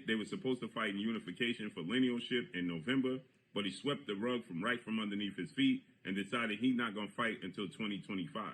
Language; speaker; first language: English; native; English